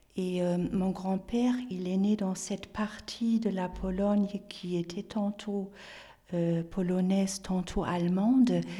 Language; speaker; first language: French; non-native, fluent; German